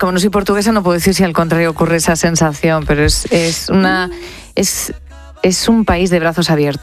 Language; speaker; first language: Spanish; native; Spanish